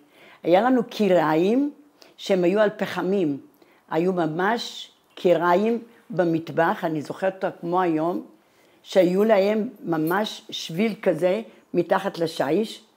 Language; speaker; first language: Hebrew; non-native, fluent; Italian